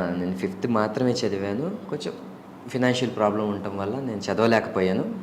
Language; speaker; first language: Telugu; native; Telugu